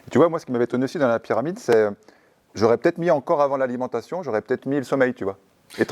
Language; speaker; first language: French; native; French